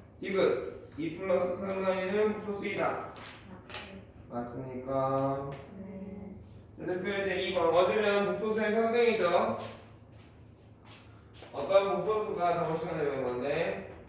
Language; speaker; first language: Korean; native; Korean